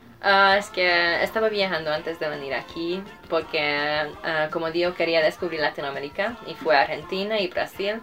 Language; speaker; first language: Spanish; non-native, fluent; Hungarian